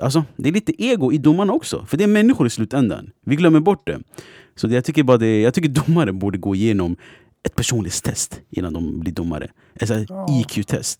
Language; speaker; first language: Swedish; native; Swedish